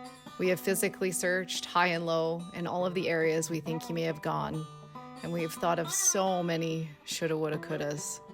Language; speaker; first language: English; native; English